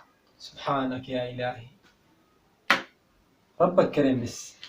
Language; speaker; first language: Arabic; native; Arabic